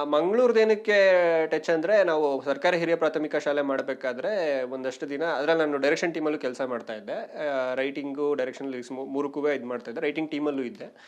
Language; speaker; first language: Kannada; native; Kannada